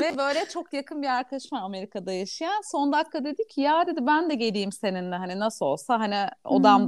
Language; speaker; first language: Turkish; native; Turkish